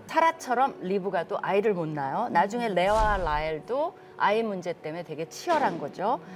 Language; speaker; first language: Korean; native; Korean